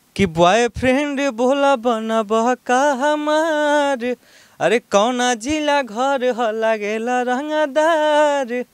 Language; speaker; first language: Hindi; non-native, local second language; Bhojpuri